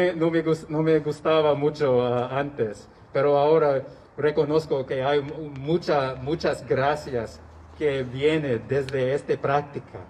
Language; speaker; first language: Spanish; non-native, learner; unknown